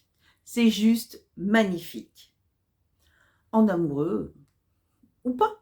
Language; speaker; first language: French; native; French